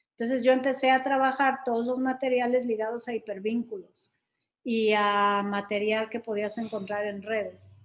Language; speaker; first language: Spanish; native; Spanish